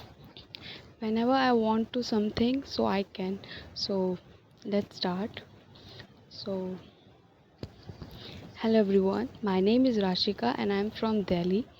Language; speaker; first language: English; non-native, learner; Hindi